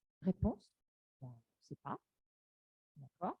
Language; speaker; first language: French; native; French